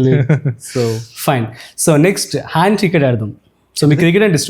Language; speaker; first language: Telugu; native; Telugu